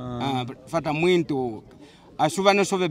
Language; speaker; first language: Portuguese; non-native, local second language; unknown